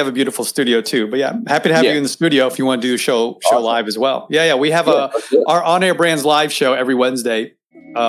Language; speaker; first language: English; native; English